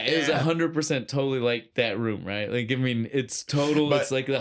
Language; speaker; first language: English; native; English